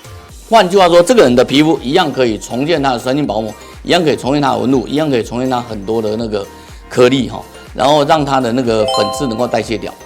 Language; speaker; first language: Chinese; native; Chinese